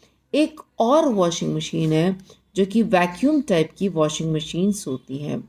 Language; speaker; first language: Hindi; native; Hindi